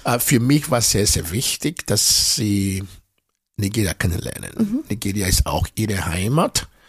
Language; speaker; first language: German; non-native, fluent; Bini